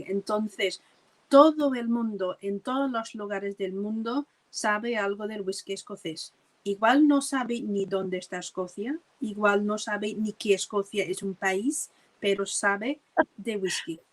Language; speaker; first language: Spanish; non-native, fluent; English